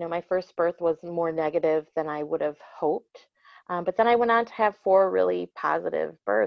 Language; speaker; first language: English; native; English